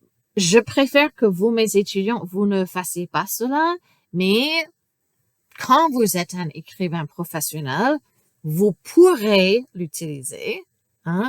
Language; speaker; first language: French; non-native, fluent; English